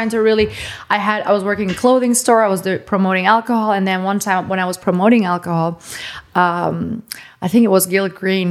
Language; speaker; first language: English; non-native, fluent; German